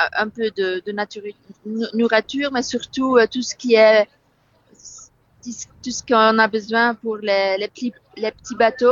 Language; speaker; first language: French; non-native, fluent; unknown